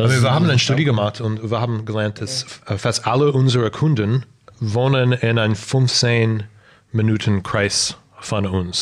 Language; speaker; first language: German; non-native, fluent; English